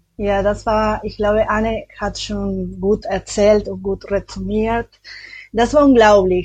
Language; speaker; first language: German; non-native, learner; Spanish